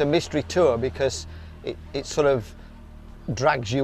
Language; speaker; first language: English; native; English